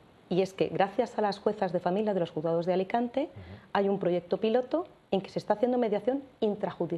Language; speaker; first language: Spanish; native; Spanish